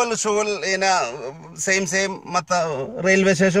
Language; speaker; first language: Arabic; non-native, learner; Malayalam